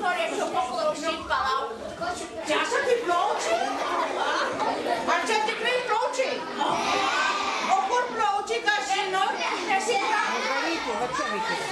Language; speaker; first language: Lithuanian; native; Lithuanian